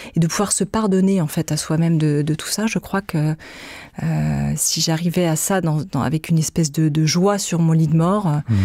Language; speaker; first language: French; native; French